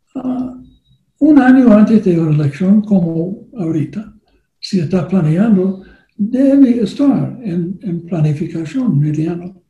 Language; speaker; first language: Spanish; non-native, learner; English